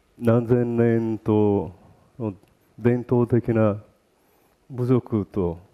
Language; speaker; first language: Japanese; early bilingual, heritage; Portuguese